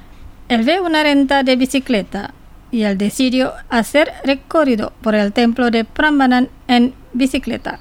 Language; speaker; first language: Spanish; non-native, fluent; Indonesian